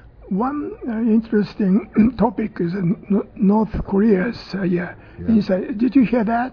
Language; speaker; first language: English; non-native, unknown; Japanese